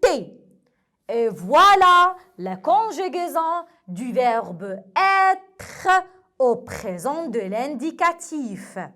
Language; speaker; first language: French; non-native, local second language; Arabic